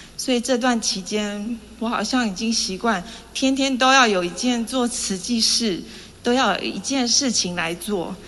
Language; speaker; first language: Chinese; native; Chinese